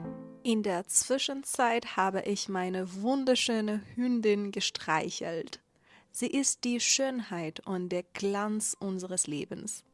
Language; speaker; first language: German; non-native, fluent; Persian